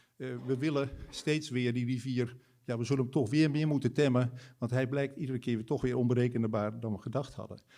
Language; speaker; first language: Dutch; native; Dutch